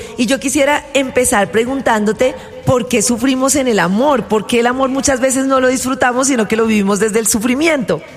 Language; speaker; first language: Spanish; native; Spanish